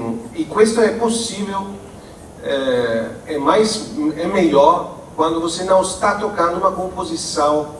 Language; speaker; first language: Portuguese; non-native, fluent; Italian